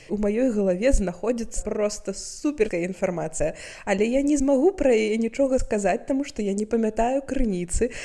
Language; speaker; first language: Belarusian; non-native, local second language; Russian